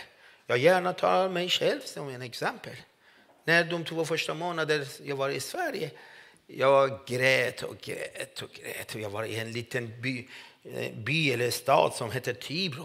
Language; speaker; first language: Swedish; non-native, fluent; Persian